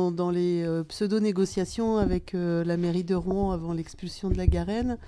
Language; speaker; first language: French; native; French